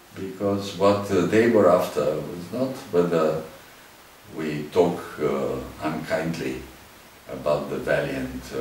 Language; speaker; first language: English; non-native, fluent; Romanian